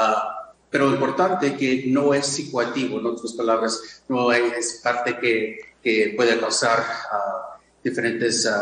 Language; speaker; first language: Spanish; non-native, fluent; English